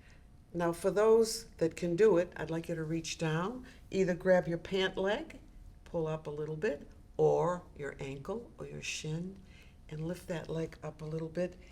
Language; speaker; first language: English; native; English